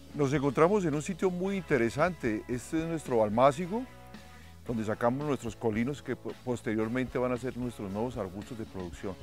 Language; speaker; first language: Spanish; native; Spanish